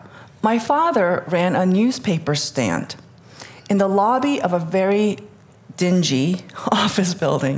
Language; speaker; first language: English; early bilingual, other home language; Korean